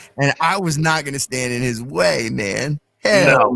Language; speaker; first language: English; native; English